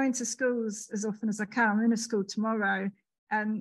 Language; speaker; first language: English; native; English